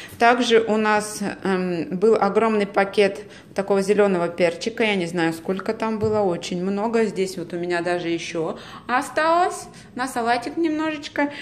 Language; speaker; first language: Russian; native; Russian